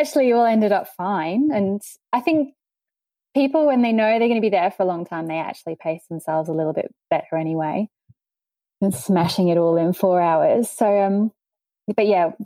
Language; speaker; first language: English; native; English